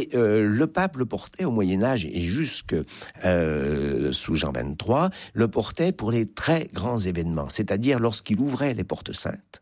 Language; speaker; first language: French; native; French